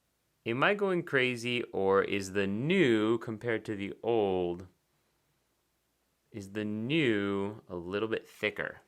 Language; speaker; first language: English; native; English